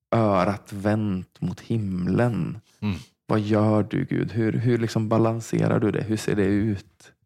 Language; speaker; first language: Swedish; native; Swedish